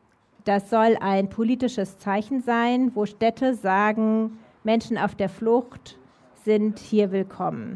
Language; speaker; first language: German; native; German